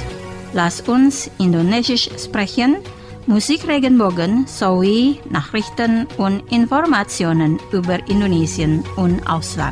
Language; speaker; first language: German; non-native, fluent; Indonesian